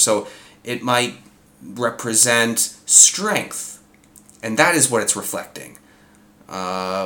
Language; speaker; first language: English; native; English